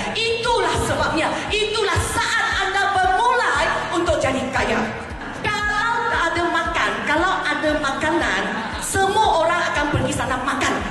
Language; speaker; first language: Malay; non-native, local second language; Chinese